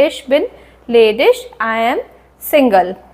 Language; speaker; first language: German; non-native, fluent; Hindi